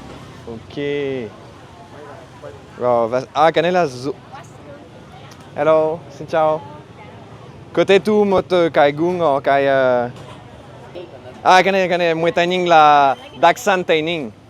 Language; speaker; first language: Vietnamese; non-native, learner; French